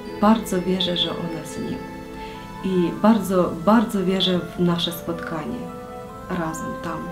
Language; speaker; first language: Polish; non-native, learner; Ukrainian